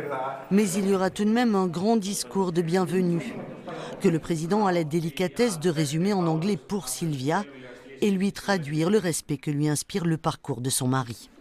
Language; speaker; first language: French; native; French